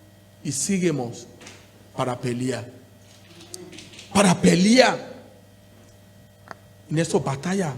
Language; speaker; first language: Spanish; non-native, learner; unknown